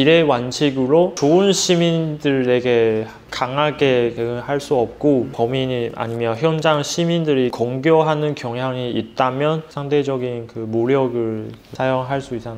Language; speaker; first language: Korean; non-native, fluent; Chinese